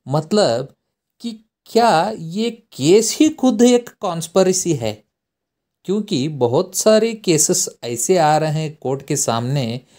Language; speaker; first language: Hindi; native; Hindi